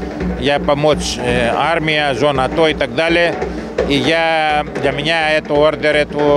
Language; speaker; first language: Russian; non-native, learner; Greek